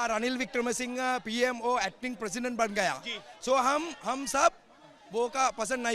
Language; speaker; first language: Hindi; non-native, learner; Sinhala